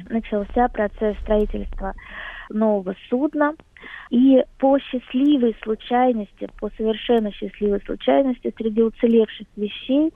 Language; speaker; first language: Russian; native; Russian